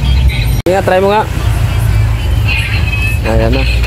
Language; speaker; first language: Filipino; non-native, local second language; Hiligaynon